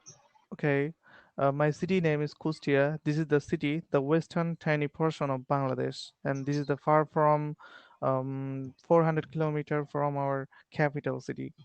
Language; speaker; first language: English; non-native, learner; Bangla